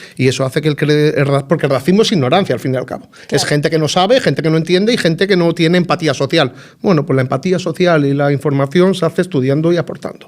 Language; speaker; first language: Spanish; early bilingual, other home language; Arabic